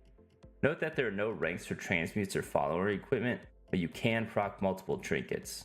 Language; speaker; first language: English; native; English